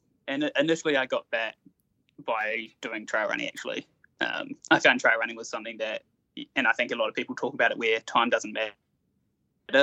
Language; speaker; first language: English; native; English